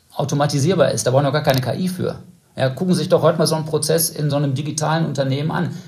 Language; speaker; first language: German; native; German